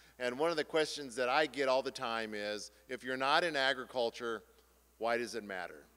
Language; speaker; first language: English; native; English